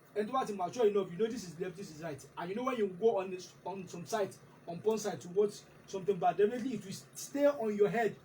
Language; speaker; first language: English; non-native, local second language; Yoruba